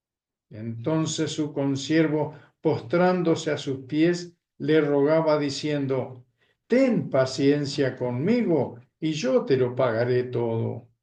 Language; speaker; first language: Spanish; native; Spanish